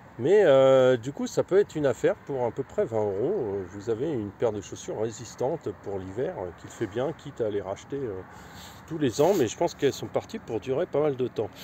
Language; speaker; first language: French; native; French